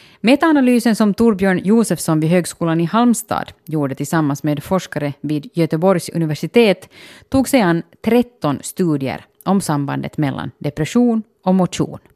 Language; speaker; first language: Swedish; native; Swedish